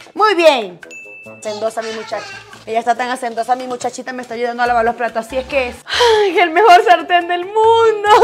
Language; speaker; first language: Spanish; native; Spanish